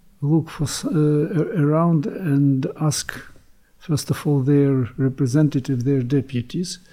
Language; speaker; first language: English; non-native, learner; Ukrainian